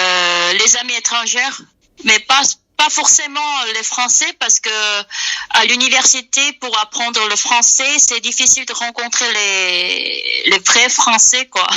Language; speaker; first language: French; non-native, fluent; Korean